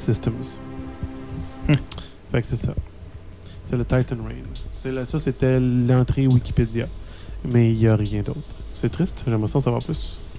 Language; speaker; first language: French; native; French